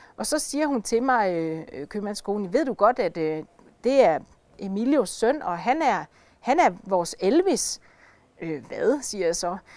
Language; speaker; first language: Danish; native; Danish